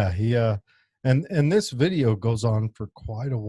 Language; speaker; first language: English; native; English